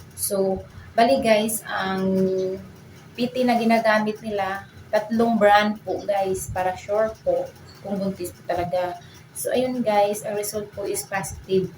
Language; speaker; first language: Filipino; non-native, local second language; Cebuano